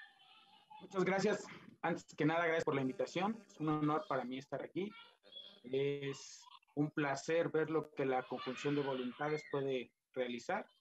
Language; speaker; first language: Spanish; native; Spanish